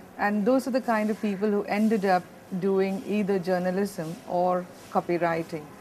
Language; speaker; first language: English; non-native, local second language; Malayalam